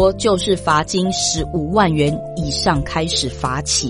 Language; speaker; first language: Chinese; native; Chinese